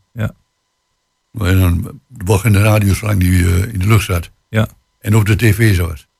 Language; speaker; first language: Dutch; native; Dutch